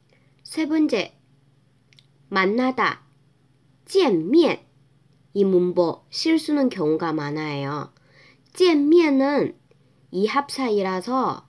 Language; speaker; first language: Korean; non-native, fluent; Chinese